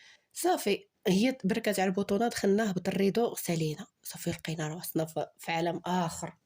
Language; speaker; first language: Arabic; native; Arabic